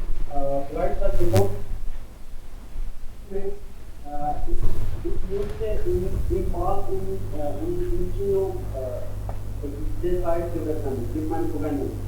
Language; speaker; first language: German; non-native, learner; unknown